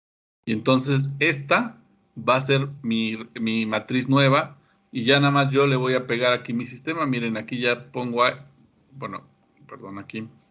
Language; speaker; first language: Spanish; native; Spanish